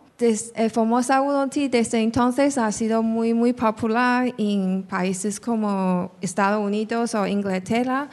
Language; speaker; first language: Spanish; non-native, fluent; Chinese